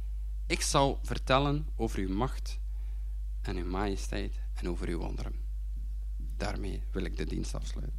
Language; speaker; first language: Dutch; native; Dutch